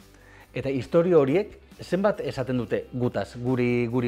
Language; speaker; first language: Basque; native; Basque